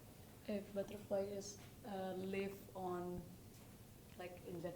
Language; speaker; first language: English; non-native, learner; Indonesian